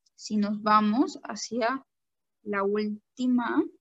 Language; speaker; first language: Spanish; native; Spanish